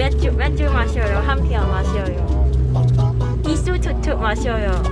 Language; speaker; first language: Korean; non-native, learner; Cantonese